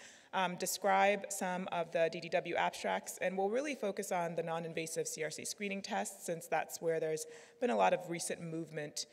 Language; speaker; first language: English; native; English